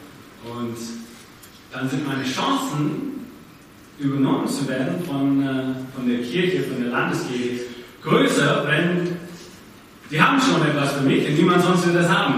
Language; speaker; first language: German; non-native, fluent; English